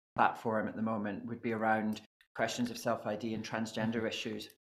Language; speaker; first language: English; native; English